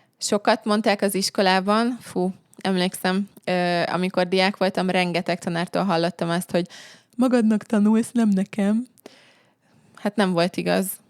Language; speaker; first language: Hungarian; native; Hungarian